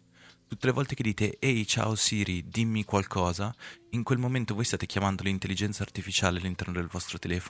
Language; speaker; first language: Italian; native; Italian